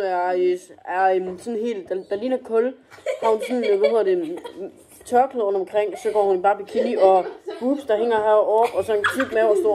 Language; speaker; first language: Danish; native; Danish